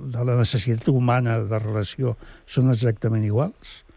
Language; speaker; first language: Catalan; early bilingual, other home language; Bulgarian